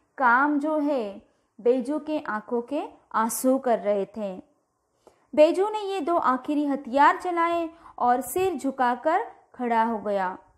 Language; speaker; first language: Hindi; non-native, local second language; Marathi